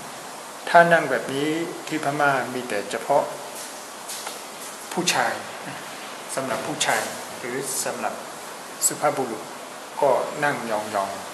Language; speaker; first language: Thai; non-native, fluent; Burmese